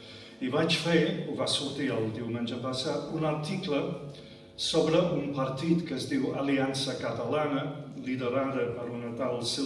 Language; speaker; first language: Catalan; non-native, fluent; English